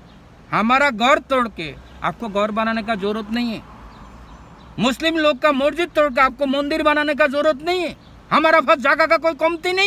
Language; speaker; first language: Hindi; non-native, local second language; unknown